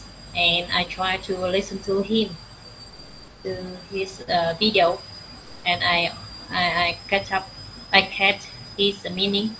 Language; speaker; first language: English; non-native, learner; Vietnamese